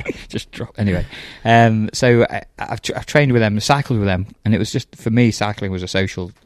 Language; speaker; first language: English; native; English